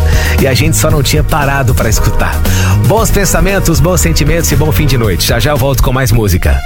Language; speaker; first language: Portuguese; native; Portuguese